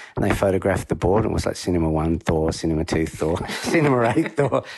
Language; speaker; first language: English; native; English